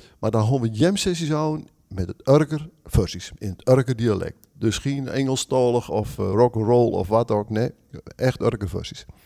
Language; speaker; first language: Dutch; native; Dutch